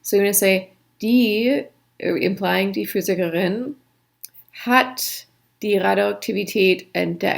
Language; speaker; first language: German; non-native, fluent; English